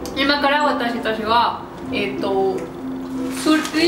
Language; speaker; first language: Japanese; non-native, learner; Spanish